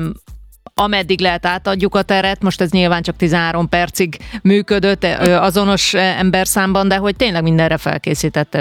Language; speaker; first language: Hungarian; native; Hungarian